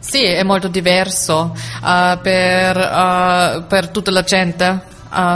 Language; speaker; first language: Italian; non-native, learner; German